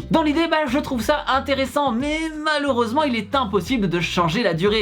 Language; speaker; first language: French; native; French